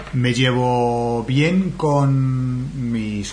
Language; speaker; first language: Spanish; non-native, fluent; English